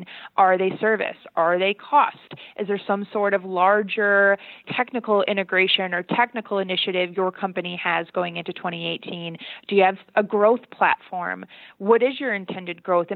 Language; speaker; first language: English; native; English